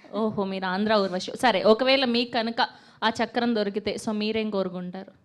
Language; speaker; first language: Telugu; native; Telugu